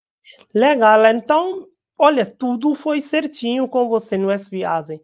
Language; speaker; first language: Portuguese; non-native, learner; Hindi